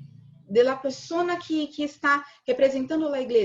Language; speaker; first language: Spanish; non-native, learner; Portuguese